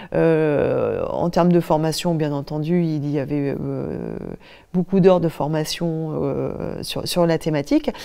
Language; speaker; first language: French; native; French